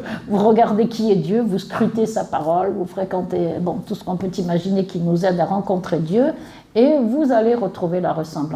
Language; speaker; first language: French; native; French